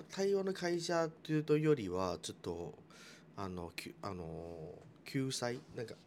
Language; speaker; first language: Japanese; non-native, fluent; Chinese